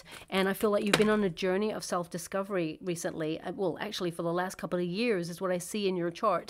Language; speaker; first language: English; native; English